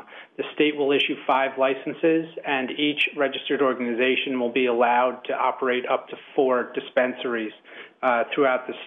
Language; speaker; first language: English; native; English